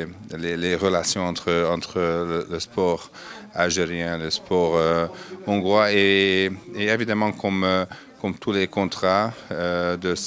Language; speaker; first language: French; non-native, fluent; Hungarian